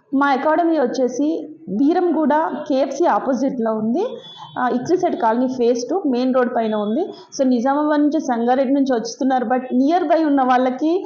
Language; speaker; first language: Telugu; native; Telugu